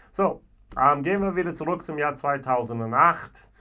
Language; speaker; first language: German; non-native, fluent; English